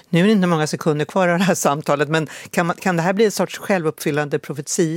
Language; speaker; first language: Swedish; native; Swedish